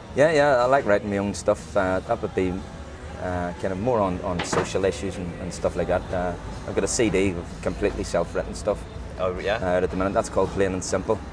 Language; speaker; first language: English; native; English